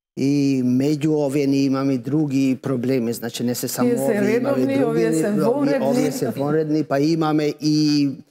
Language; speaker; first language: Macedonian; non-native, local second language; Albanian